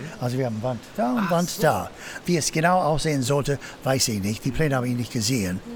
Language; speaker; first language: German; non-native, fluent; English